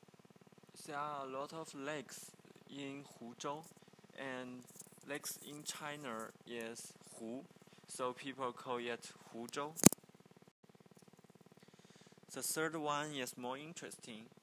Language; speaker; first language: English; non-native, learner; Chinese